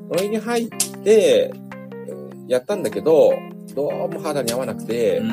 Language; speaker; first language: Japanese; native; Japanese